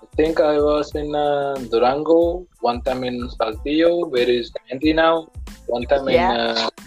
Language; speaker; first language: English; non-native, local second language; Punjabi